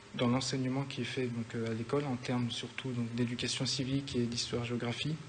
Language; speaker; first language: French; native; French